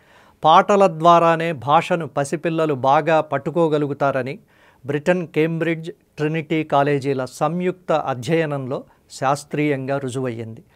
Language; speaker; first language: Telugu; native; Telugu